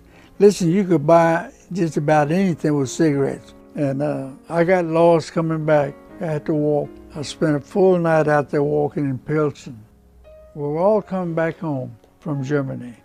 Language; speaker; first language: English; non-native, local second language; Spanish